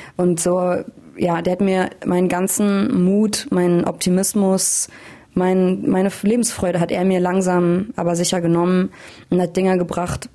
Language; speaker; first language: German; native; German